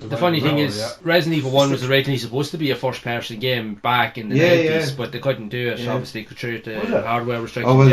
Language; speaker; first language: English; native; English